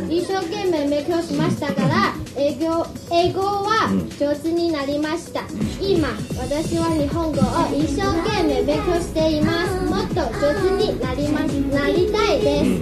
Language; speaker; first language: Japanese; non-native, learner; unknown